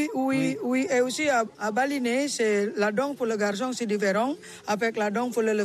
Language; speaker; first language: French; non-native, learner; Balinese